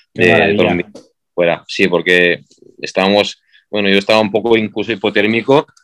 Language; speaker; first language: Spanish; native; Spanish